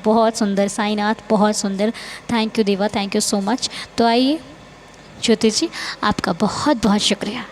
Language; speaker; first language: Hindi; native; Hindi